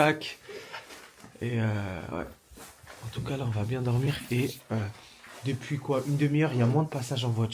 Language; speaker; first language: French; native; French